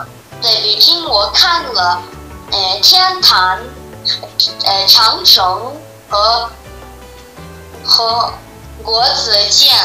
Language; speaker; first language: Chinese; non-native, learner; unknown